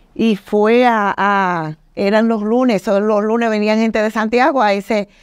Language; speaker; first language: Spanish; native; Spanish